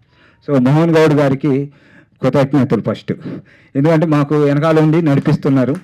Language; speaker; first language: Telugu; native; Telugu